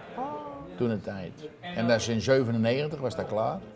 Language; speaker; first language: Dutch; native; Dutch